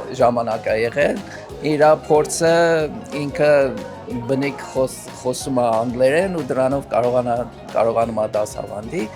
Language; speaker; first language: Armenian; early bilingual, heritage; Armenian